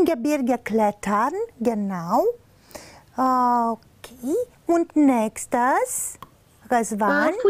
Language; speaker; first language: German; non-native, fluent; Romanian